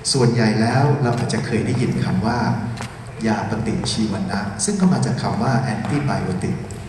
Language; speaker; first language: Thai; native; Thai